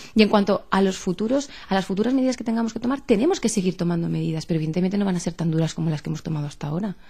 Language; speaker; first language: Spanish; native; Spanish